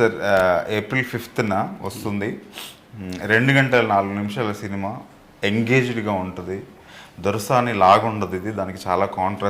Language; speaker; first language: Telugu; native; Telugu